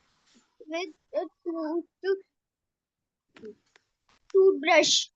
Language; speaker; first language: English; non-native, learner; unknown